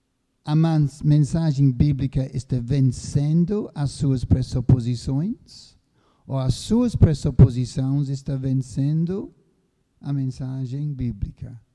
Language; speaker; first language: Portuguese; non-native, fluent; English